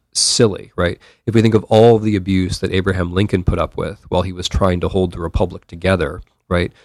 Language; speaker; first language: English; native; English